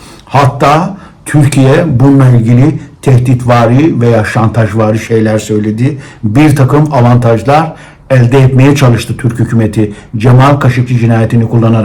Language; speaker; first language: Turkish; native; Turkish